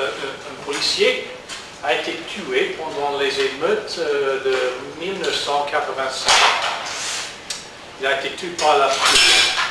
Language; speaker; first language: French; non-native, learner; English